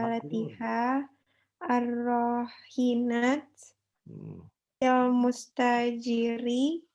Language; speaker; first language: Arabic; non-native, learner; Indonesian